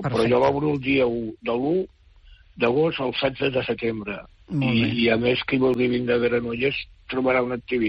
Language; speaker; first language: Catalan; native; Catalan